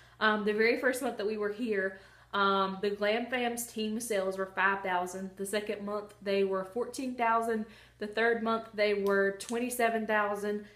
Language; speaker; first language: English; native; English